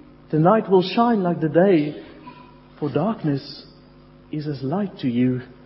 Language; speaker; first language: English; non-native, local second language; Afrikaans